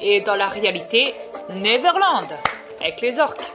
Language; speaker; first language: French; native; French